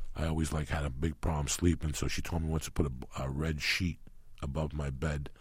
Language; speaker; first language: English; early bilingual, other home language; Spanish